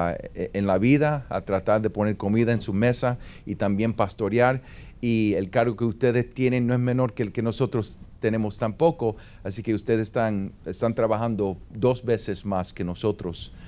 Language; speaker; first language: Spanish; early bilingual, heritage; Spanish